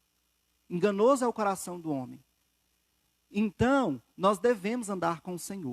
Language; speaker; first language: Portuguese; native; Portuguese